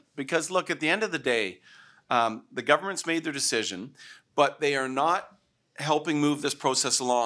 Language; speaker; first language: English; native; English